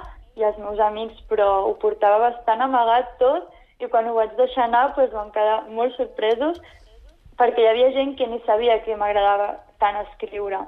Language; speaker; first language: Catalan; non-native, local second language; Spanish